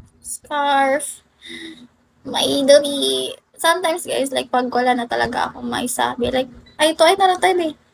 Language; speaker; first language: Filipino; non-native, local second language; Cebuano